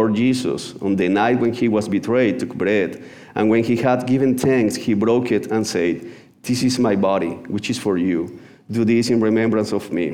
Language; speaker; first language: English; non-native, fluent; Spanish